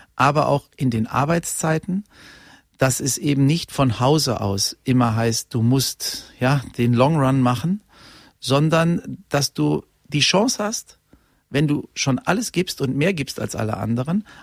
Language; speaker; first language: German; native; German